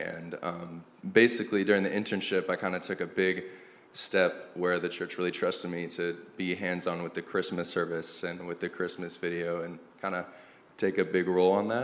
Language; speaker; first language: English; native; English